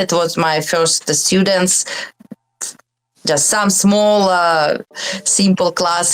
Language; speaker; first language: English; non-native, learner; Russian